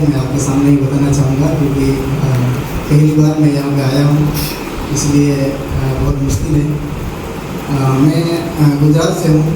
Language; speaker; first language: Hindi; non-native, local second language; Gujarati